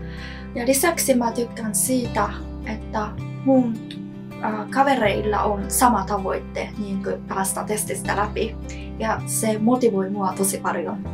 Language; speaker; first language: Finnish; non-native, learner; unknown